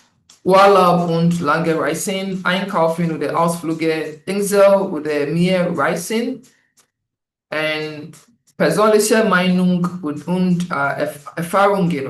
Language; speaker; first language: German; non-native, fluent; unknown